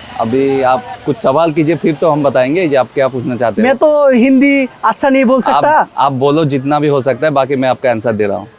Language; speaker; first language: Hindi; non-native, local second language; Bangla